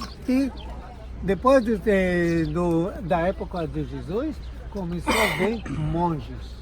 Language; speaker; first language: Portuguese; non-native, learner; Hebrew